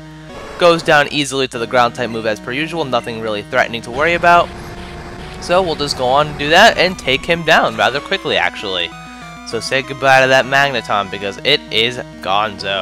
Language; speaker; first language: English; native; English